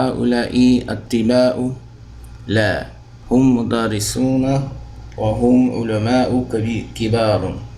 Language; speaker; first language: Arabic; non-native, fluent; English